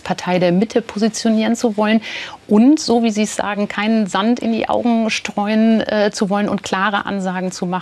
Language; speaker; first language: German; native; German